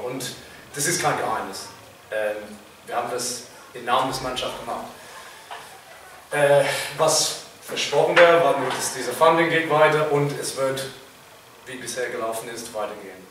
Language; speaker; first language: German; non-native, fluent; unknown